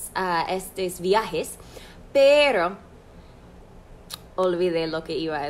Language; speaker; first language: Spanish; non-native, fluent; English